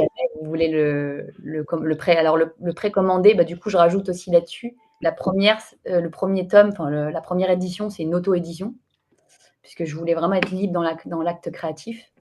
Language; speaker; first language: French; native; French